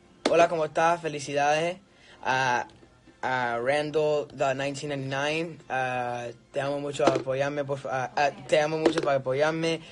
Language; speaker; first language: Spanish; early bilingual, other home language; English